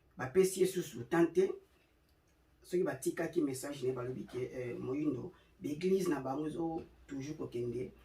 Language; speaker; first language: Lingala; non-native, local second language; Kongo